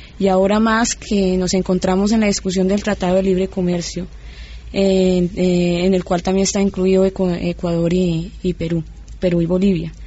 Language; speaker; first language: Spanish; native; Spanish